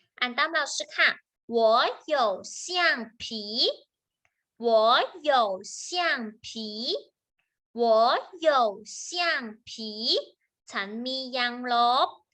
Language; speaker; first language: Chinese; non-native, fluent; Thai